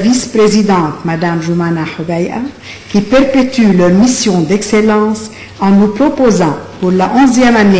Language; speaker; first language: French; non-native, local second language; Arabic